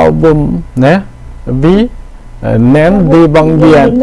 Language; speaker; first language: Vietnamese; non-native, learner; Korean